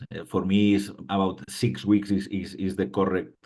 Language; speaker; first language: English; non-native, fluent; Spanish